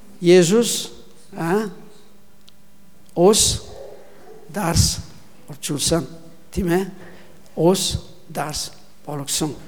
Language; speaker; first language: Mongolian; non-native, learner; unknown